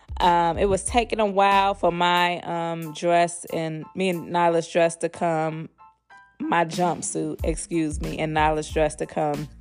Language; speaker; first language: English; native; English